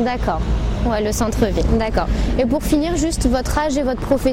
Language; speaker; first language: French; native; French